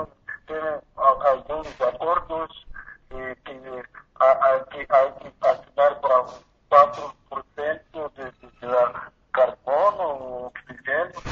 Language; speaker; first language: Spanish; non-native, learner; Portuguese